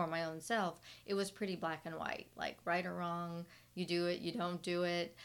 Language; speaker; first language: English; native; English